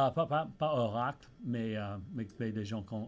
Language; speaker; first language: French; early bilingual, heritage; English